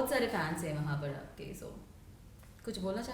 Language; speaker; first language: Hindi; non-native, local second language; Telugu